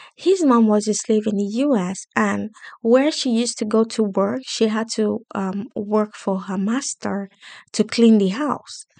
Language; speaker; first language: English; non-native, local second language; Yoruba